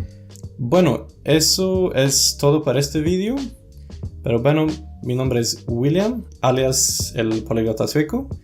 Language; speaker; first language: Spanish; non-native, fluent; Swedish